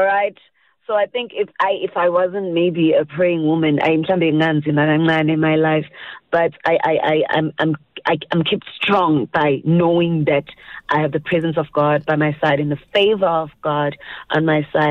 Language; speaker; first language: English; non-native, local second language; Zulu